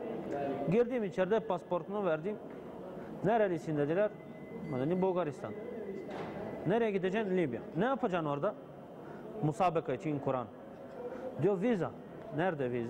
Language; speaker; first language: Turkish; non-native, fluent; Bulgarian